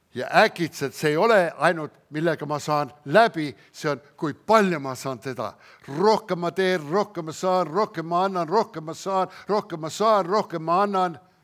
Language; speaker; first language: Estonian; early bilingual, heritage; Estonian